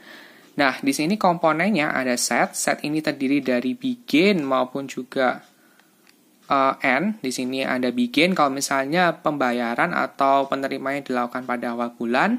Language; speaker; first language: Indonesian; native; Indonesian